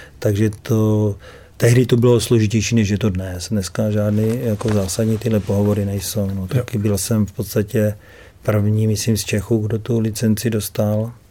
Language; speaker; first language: Czech; native; Czech